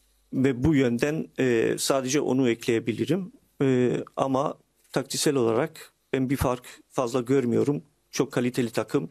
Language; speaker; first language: Turkish; early bilingual, heritage; Turkish